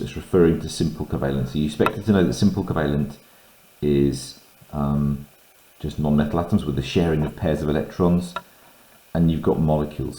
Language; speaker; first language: English; native; English